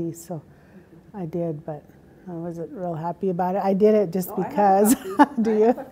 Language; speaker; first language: English; native; English